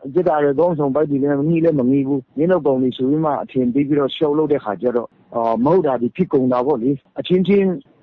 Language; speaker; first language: Burmese; non-native, local second language; Tedim Chin